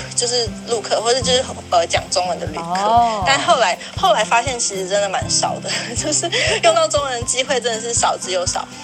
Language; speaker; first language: Chinese; native; Chinese